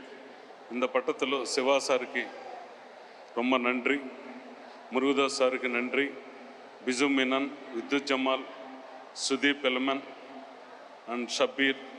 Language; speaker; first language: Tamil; non-native, learner; Telugu